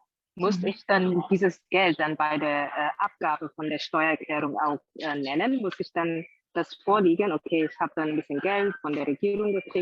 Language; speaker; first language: German; non-native, fluent; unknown